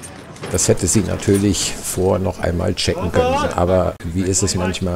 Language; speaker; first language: German; native; German